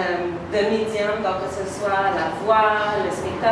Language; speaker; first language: French; native; French